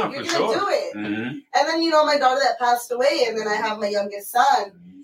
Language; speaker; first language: English; early bilingual, other home language; Spanish